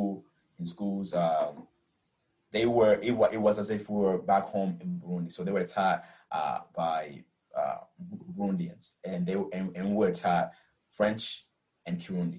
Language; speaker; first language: English; early bilingual, other home language; Rundi